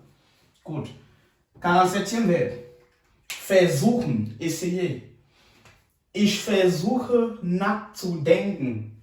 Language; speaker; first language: German; non-native, fluent; French